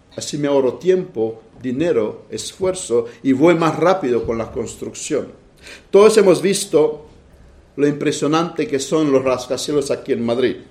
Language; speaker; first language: Spanish; non-native, fluent; Romanian